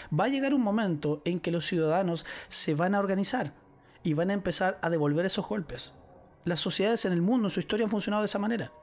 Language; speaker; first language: Spanish; native; Spanish